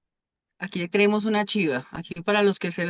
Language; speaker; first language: Spanish; native; Spanish